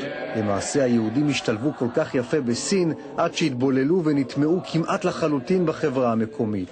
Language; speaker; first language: Hebrew; native; Hebrew